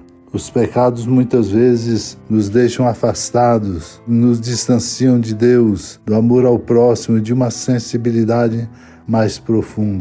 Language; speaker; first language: Portuguese; native; Portuguese